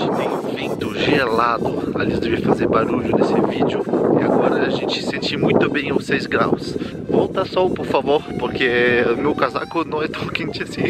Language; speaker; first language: Portuguese; non-native, fluent; French